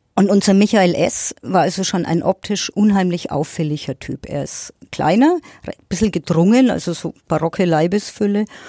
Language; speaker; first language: German; native; German